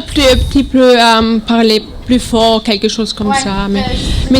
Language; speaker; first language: French; non-native, learner; German